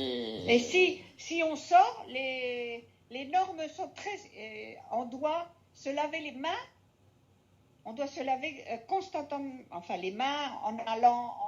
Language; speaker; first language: French; non-native, fluent; Spanish